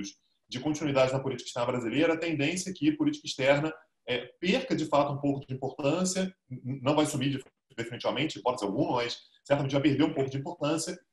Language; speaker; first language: Portuguese; native; Portuguese